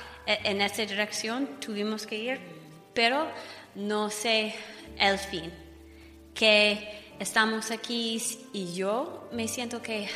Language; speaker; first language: Spanish; non-native, fluent; English